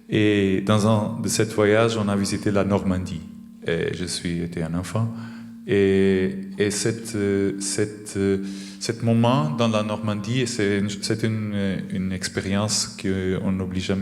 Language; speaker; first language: French; non-native, fluent; Portuguese